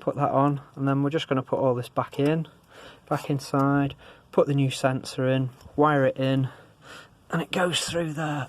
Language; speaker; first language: English; native; English